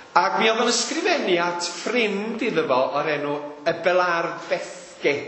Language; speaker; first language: Welsh; native; Welsh